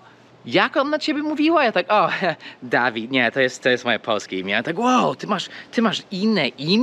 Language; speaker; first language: Polish; early bilingual, heritage; Polish